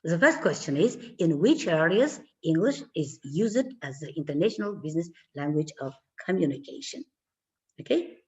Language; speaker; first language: English; non-native, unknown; Kazakh